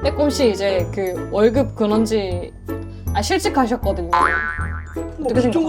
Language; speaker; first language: Korean; native; Korean